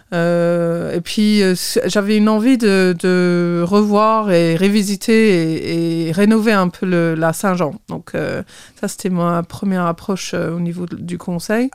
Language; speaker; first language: French; non-native, fluent; English